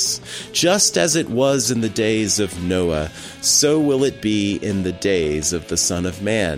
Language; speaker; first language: English; native; English